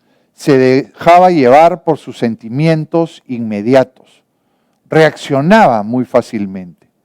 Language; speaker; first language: Spanish; native; Spanish